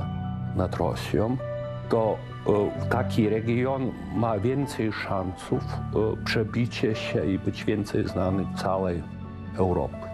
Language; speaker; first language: Polish; non-native, fluent; Lithuanian